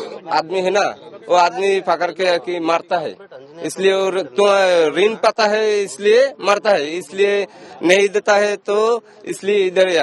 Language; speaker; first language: Hindi; non-native, learner; Bangla